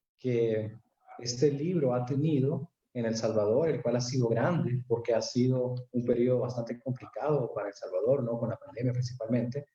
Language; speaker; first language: Spanish; native; Spanish